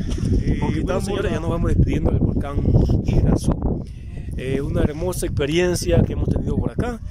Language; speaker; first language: Spanish; native; Spanish